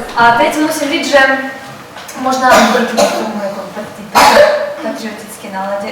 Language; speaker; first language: Czech; non-native, fluent; Ukrainian